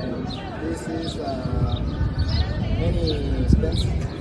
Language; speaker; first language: English; non-native, learner; Spanish